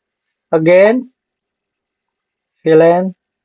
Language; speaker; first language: English; non-native, learner; Indonesian